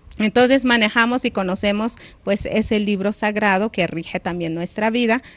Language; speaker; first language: Spanish; non-native, local second language; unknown